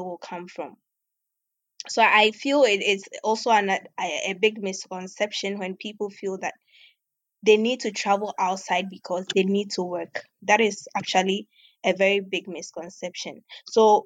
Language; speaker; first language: English; non-native, local second language; Ewe